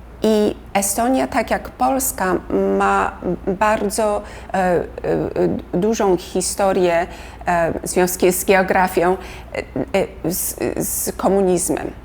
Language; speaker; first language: Polish; early bilingual, heritage; Polish